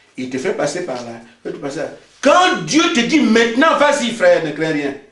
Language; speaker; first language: French; non-native, local second language; Basaa